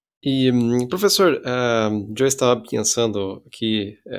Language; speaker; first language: Spanish; non-native, fluent; Portuguese